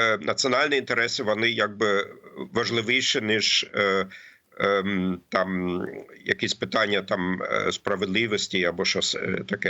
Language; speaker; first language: Ukrainian; non-native, fluent; German